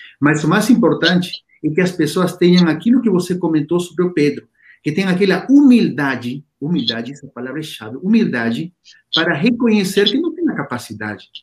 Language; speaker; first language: Portuguese; non-native, fluent; Spanish